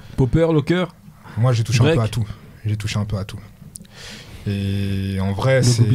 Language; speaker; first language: French; native; French